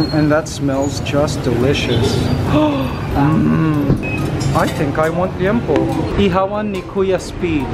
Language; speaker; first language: English; native; English